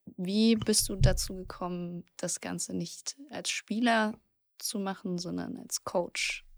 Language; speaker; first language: German; native; German